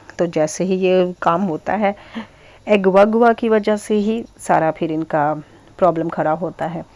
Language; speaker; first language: Urdu; non-native, local second language; Punjabi